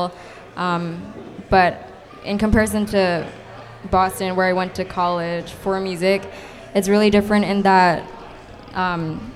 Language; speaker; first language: English; non-native, local second language; Cantonese